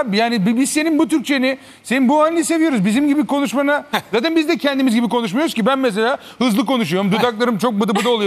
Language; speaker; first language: Turkish; native; Turkish